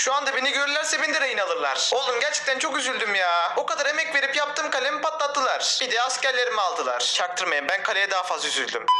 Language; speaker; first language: Turkish; native; Turkish